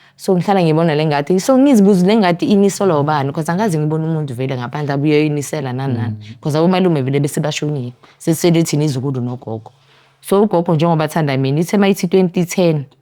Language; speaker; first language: Zulu; native; Zulu